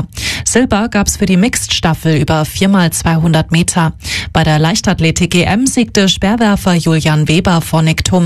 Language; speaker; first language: German; native; German